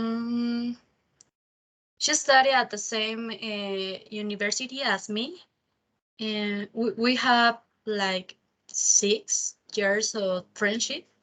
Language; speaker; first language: English; non-native, learner; Spanish